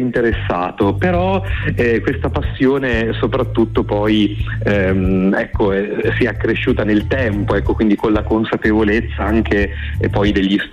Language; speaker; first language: Italian; native; Italian